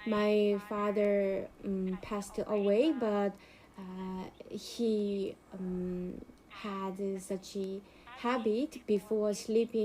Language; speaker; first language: English; non-native, learner; Korean